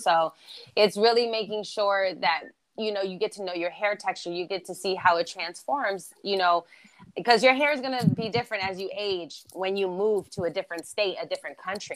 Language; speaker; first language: English; non-native, fluent; German